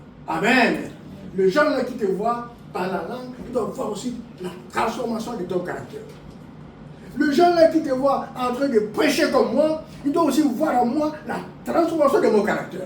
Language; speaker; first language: French; non-native, local second language; Lingala